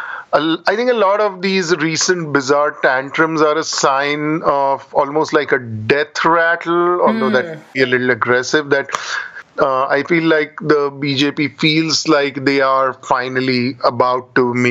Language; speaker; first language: English; non-native, local second language; Marathi